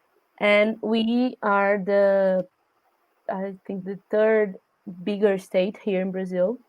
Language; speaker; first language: English; non-native, learner; Portuguese